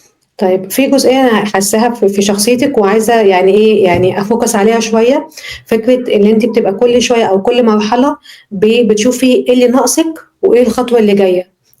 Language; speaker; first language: Arabic; native; Arabic